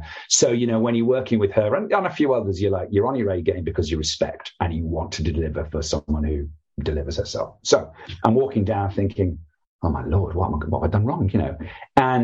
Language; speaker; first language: English; native; English